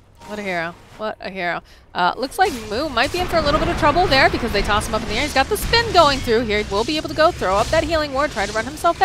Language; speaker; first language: English; native; English